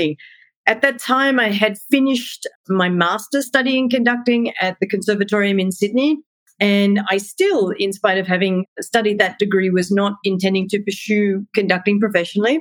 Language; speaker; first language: English; native; English